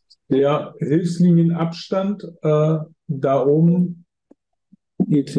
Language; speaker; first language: German; native; German